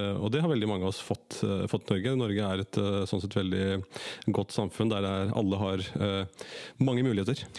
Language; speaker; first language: Norwegian; early bilingual, other home language; Urdu